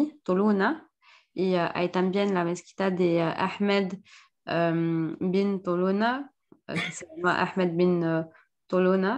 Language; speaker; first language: Spanish; non-native, learner; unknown